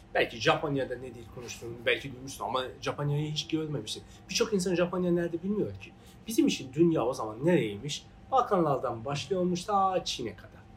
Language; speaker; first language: Turkish; non-native, fluent; Persian